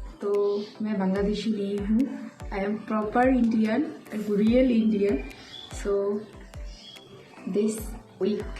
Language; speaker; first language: Hindi; non-native, local second language; Bangla